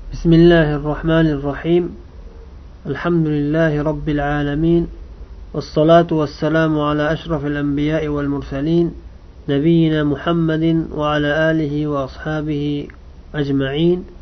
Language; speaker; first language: Arabic; non-native, fluent; Uzbek